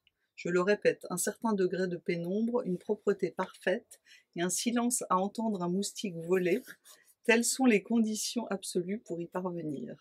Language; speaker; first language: French; native; French